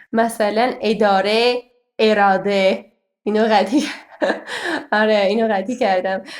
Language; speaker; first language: Persian; non-native, fluent; Armenian